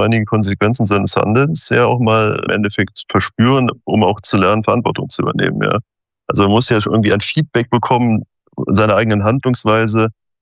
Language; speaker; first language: German; native; German